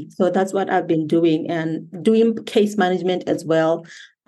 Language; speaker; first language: English; non-native, local second language; Tswana